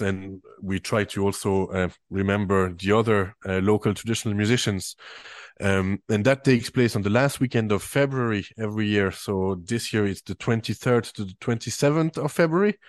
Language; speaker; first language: English; non-native, fluent; French